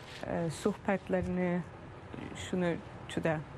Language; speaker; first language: Turkish; early bilingual, heritage; Turkish